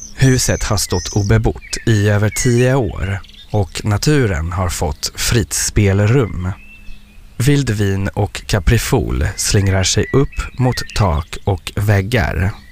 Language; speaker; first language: Swedish; non-native, fluent; French